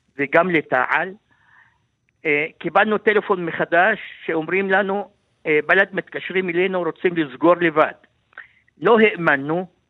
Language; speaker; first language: Hebrew; non-native, local second language; Arabic